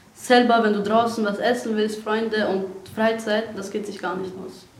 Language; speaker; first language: German; non-native, fluent; Persian